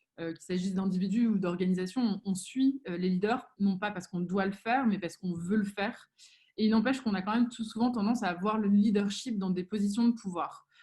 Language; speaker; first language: French; native; French